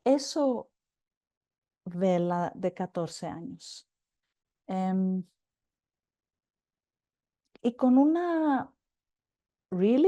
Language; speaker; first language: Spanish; non-native, fluent; Greek